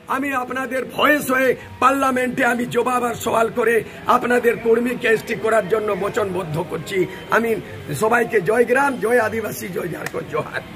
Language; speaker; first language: Bangla; non-native, local second language; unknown